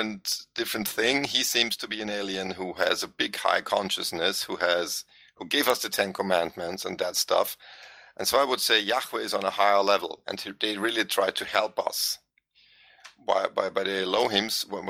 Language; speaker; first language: English; non-native, fluent; German